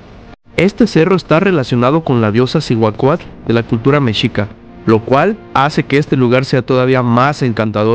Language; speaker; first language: Spanish; native; Spanish